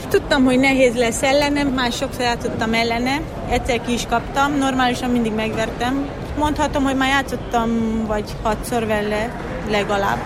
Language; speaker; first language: Hungarian; non-native, local second language; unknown